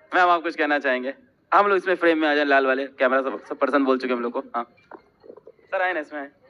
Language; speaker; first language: Hindi; native; Hindi